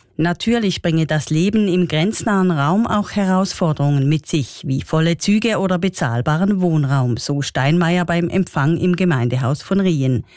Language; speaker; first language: German; native; German